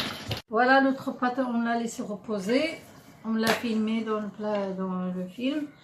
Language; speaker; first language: French; non-native, local second language; Arabic